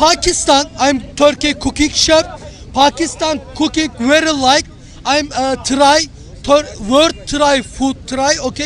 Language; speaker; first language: English; non-native, learner; Turkish